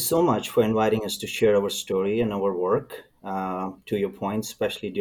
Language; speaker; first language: English; non-native, local second language; Urdu